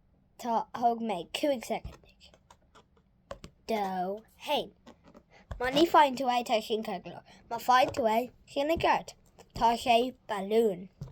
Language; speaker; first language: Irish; non-native, learner; English